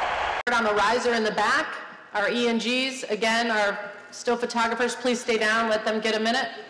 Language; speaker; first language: English; native; English